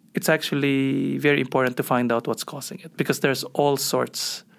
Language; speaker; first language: English; non-native, local second language; Filipino